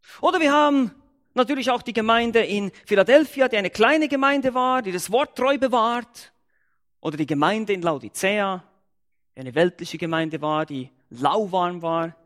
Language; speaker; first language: German; native; German